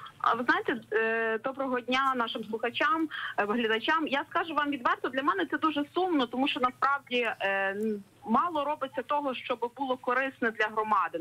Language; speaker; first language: Ukrainian; native; Ukrainian